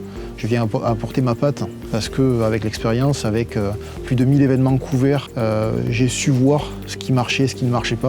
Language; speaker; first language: French; native; French